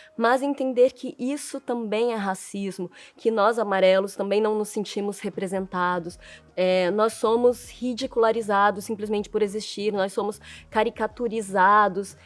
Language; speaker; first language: Portuguese; early bilingual, other home language; Chinese